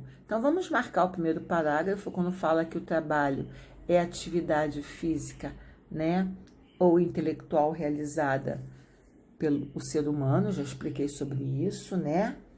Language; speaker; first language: Portuguese; native; Portuguese